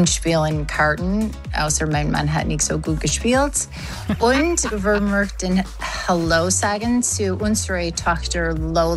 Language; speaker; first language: German; non-native, learner; English